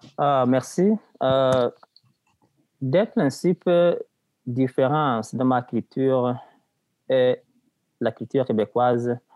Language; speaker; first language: French; non-native, local second language; Rundi